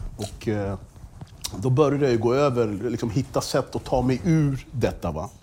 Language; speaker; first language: Swedish; early bilingual, other home language; English